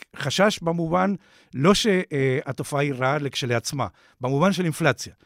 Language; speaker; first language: Hebrew; non-native, fluent; Spanish